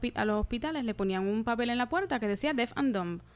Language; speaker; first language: Spanish; native; Spanish